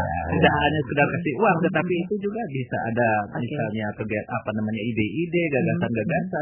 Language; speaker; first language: Indonesian; non-native, local second language; Javanese